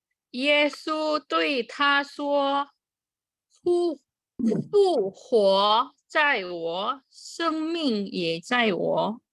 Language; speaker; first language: Chinese; non-native, learner; Indonesian